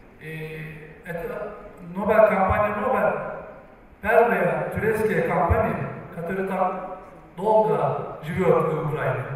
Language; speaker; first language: Russian; non-native, learner; Turkish